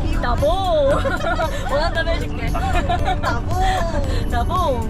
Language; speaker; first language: Korean; native; Korean